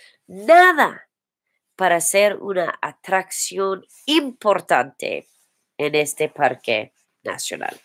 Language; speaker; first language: Spanish; non-native, learner; English